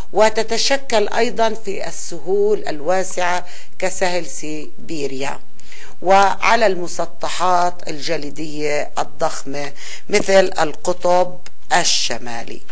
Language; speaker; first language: Arabic; native; Arabic